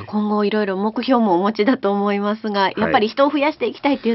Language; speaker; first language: Japanese; native; Japanese